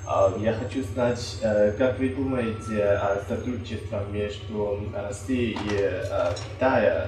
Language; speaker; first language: Russian; non-native, learner; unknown